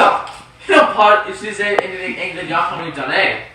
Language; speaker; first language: French; non-native, learner; English